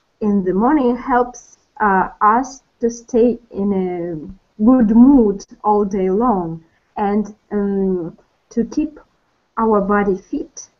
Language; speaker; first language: English; non-native, learner; Russian